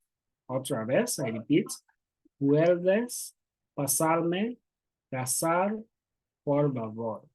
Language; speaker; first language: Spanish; non-native, learner; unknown